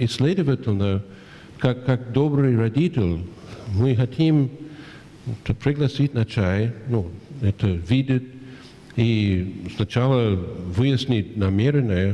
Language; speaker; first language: Russian; non-native, fluent; English